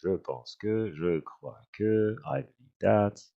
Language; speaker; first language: French; non-native, fluent; English